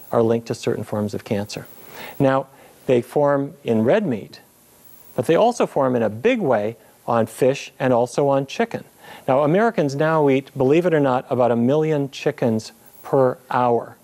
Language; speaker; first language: English; native; English